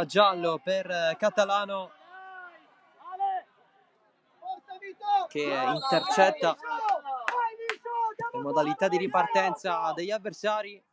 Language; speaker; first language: Italian; native; Italian